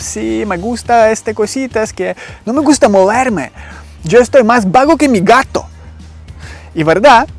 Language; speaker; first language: Spanish; non-native, learner; Ukrainian